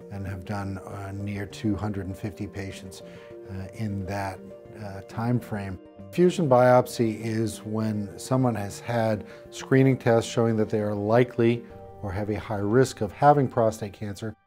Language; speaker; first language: English; native; English